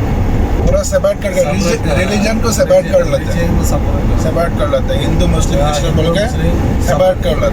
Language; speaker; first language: Hindi; non-native, learner; Bangla